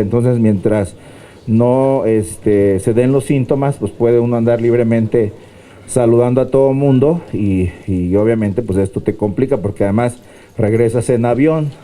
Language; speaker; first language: Spanish; native; Spanish